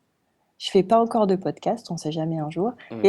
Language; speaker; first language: French; native; French